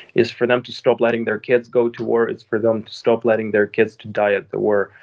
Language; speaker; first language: English; non-native, fluent; Ukrainian